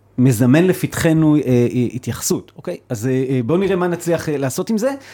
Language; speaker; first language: Hebrew; native; Hebrew